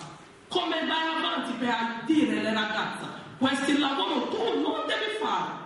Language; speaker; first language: Italian; non-native, learner; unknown